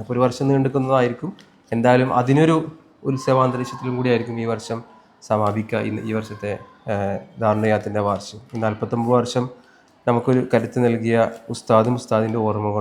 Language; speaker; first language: Malayalam; native; Malayalam